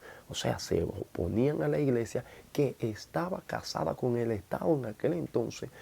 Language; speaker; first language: Spanish; native; Spanish